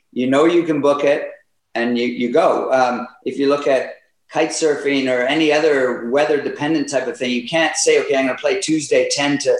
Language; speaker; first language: English; native; English